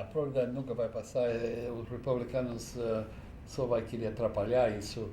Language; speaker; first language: Portuguese; non-native, fluent; English